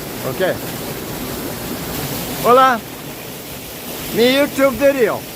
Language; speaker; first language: Spanish; non-native, learner; English